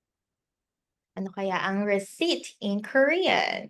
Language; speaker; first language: Filipino; native; Filipino